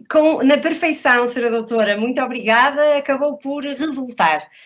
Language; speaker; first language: Portuguese; native; Portuguese